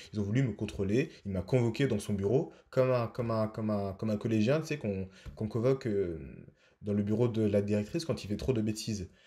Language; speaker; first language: French; native; French